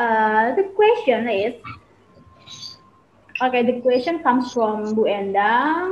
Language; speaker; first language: English; non-native, fluent; Indonesian